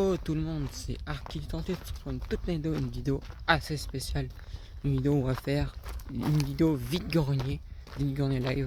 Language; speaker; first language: French; native; French